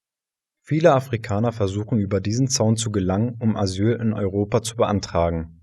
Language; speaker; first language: German; native; German